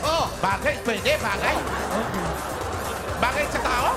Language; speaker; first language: Filipino; native; Filipino